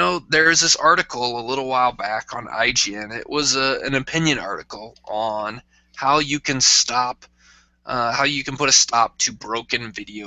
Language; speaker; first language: English; native; English